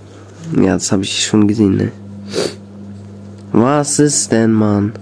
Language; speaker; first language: German; early bilingual, other home language; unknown